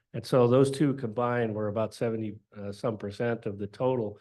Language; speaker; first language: English; native; English